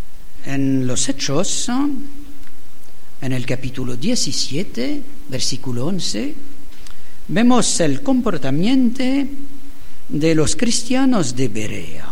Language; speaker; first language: Spanish; non-native, fluent; French